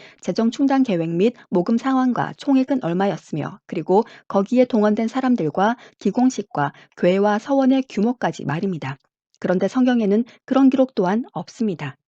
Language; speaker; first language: Korean; native; Korean